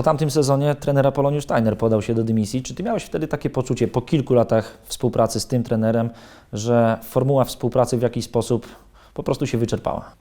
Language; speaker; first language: Polish; native; Polish